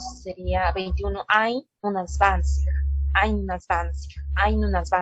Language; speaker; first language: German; non-native, learner; Spanish